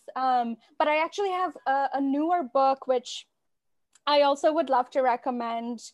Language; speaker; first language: English; non-native, local second language; Bangla